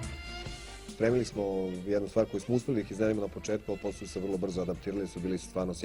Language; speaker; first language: Bosnian; native; Bosnian